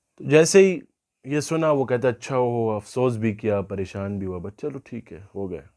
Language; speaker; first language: Urdu; non-native, local second language; Pashto